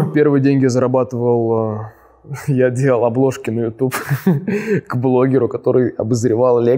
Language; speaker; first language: Russian; native; Russian